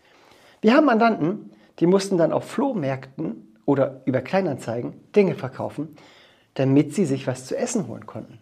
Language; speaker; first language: German; native; German